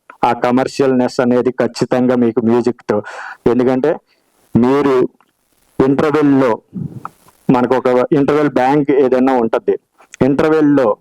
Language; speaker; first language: Telugu; native; Telugu